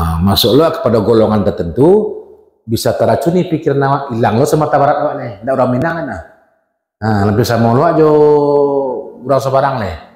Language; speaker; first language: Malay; non-native, local second language; Minangkabau